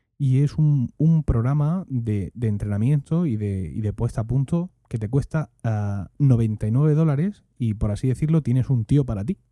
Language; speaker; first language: Spanish; native; Spanish